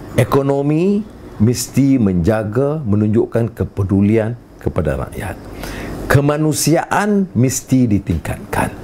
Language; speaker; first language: Malay; native; Malay